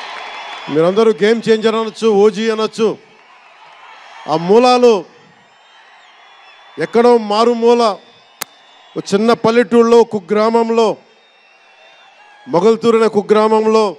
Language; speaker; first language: Telugu; native; Telugu